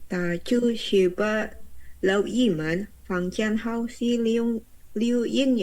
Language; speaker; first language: Chinese; non-native, learner; Indonesian